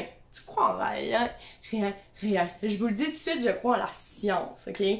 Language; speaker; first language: French; native; French